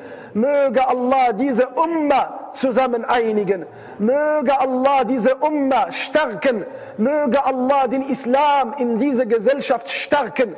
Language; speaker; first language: German; non-native, fluent; Arabic